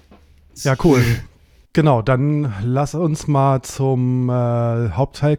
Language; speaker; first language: German; native; German